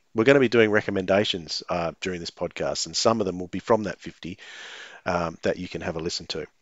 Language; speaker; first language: English; native; English